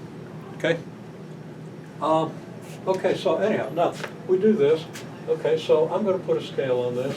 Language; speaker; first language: English; native; English